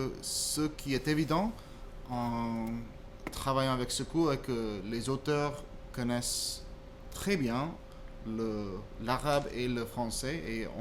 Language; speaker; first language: French; non-native, fluent; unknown